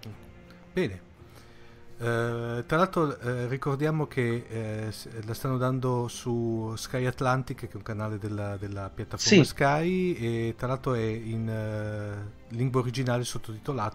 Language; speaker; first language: Italian; native; Italian